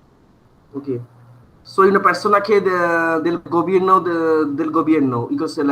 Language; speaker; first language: Spanish; non-native, fluent; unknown